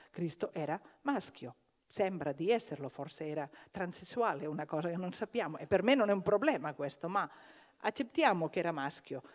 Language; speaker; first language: Italian; non-native, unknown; Catalan